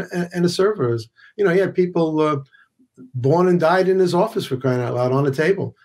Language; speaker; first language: English; native; English